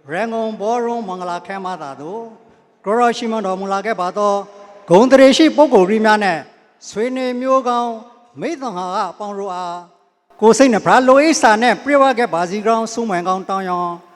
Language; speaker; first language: Burmese; native; Burmese